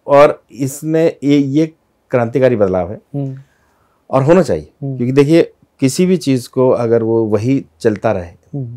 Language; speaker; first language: Hindi; native; Hindi